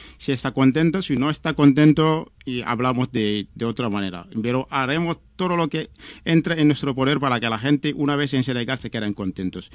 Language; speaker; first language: Spanish; non-native, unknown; Wolof